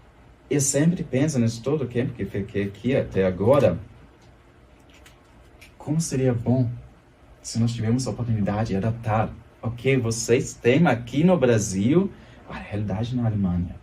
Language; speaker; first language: Portuguese; non-native, fluent; German